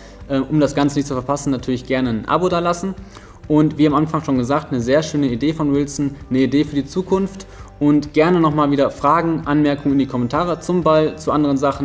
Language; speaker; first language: German; native; German